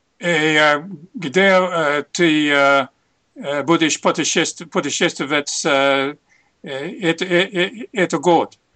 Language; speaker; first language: Russian; non-native, learner; English